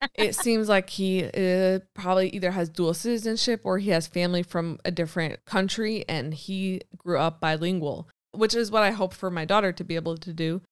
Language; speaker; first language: English; native; English